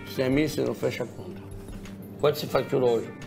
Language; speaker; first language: Portuguese; non-native, fluent; French